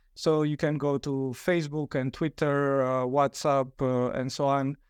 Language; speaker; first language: English; non-native, fluent; Romanian